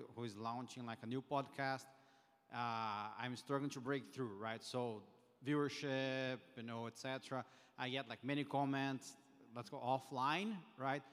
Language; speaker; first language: English; non-native, fluent; Portuguese